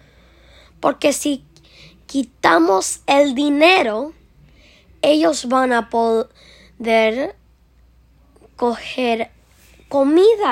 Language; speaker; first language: Spanish; early bilingual, heritage; Spanish